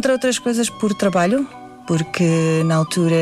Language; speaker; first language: Portuguese; early bilingual, other home language; Indonesian